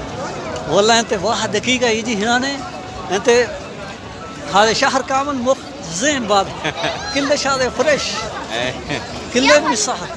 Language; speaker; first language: Arabic; non-native, learner; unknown